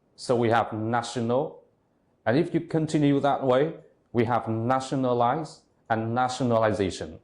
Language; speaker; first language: English; non-native, fluent; Vietnamese